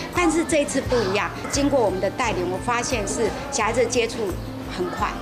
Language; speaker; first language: Chinese; native; Chinese